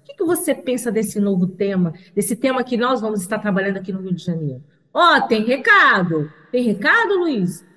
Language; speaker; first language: Portuguese; native; Portuguese